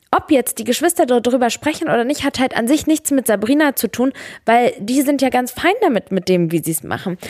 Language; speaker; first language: German; early bilingual, other home language; Serbian